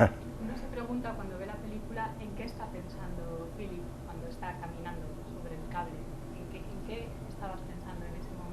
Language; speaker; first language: Spanish; native; Spanish